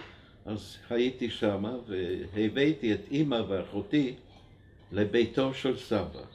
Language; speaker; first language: Hebrew; non-native, fluent; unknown